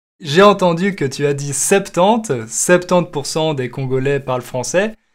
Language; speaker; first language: French; native; French